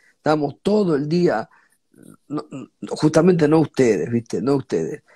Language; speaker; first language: Spanish; native; Spanish